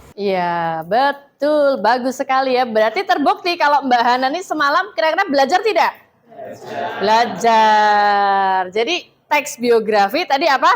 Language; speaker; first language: Indonesian; native; Indonesian